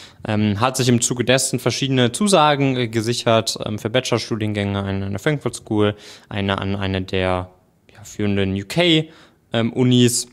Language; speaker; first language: German; native; German